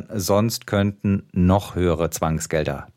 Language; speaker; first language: German; native; German